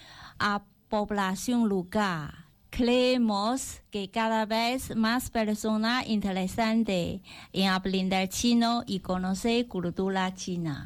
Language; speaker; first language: Spanish; non-native, learner; Chinese